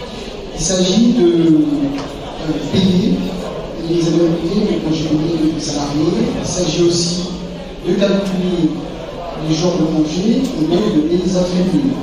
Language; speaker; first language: French; native; French